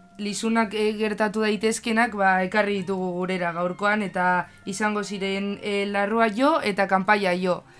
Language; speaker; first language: Basque; native; Basque